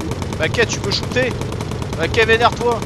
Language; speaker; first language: French; native; French